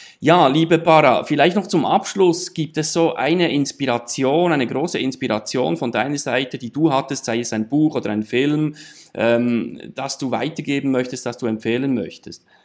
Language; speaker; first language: German; native; German